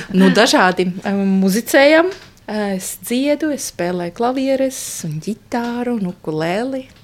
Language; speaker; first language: Latvian; non-native, fluent; Estonian